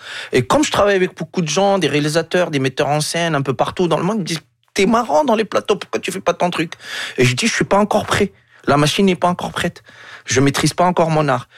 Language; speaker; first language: French; non-native, local second language; Arabic